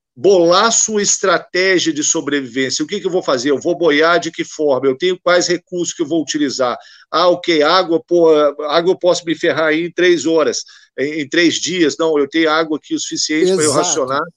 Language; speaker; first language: Portuguese; native; Portuguese